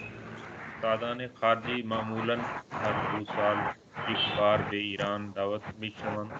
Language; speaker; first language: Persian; non-native, learner; Urdu